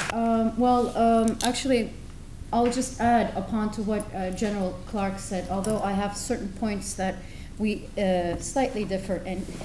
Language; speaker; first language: English; non-native, fluent; Turkish